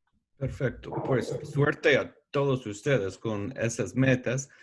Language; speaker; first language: Spanish; non-native, learner; English